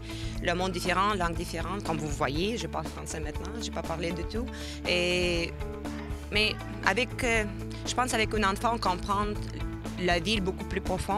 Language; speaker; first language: French; non-native, fluent; Russian